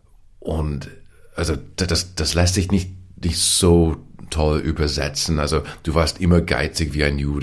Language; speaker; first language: German; non-native, fluent; English